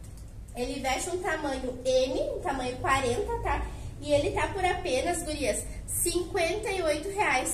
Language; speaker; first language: Portuguese; native; Portuguese